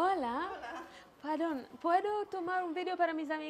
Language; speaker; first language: Spanish; non-native, learner; Swahili